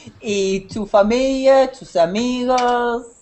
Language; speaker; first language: Spanish; non-native, learner; English